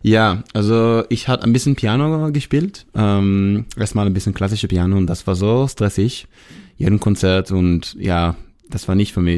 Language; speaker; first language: German; non-native, learner; Hebrew